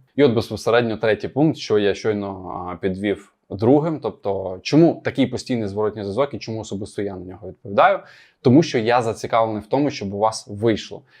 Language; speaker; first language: Ukrainian; non-native, local second language; Russian